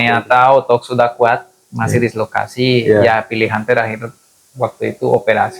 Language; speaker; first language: Indonesian; non-native, fluent; Spanish